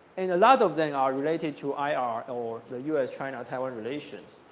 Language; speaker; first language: English; non-native, fluent; Chinese